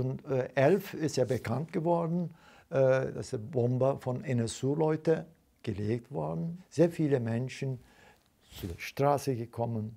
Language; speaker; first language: German; non-native, fluent; Turkish